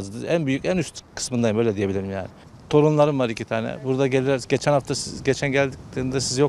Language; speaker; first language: Turkish; native; Turkish